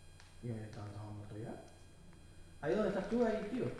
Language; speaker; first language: Spanish; native; Spanish